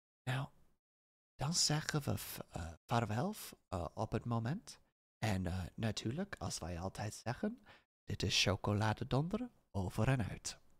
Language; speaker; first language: Dutch; non-native, learner; English